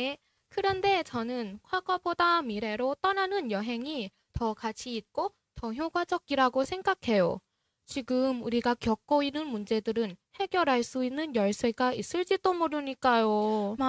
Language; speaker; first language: Korean; non-native, learner; Thai